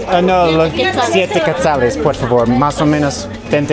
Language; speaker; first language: Spanish; non-native, learner; English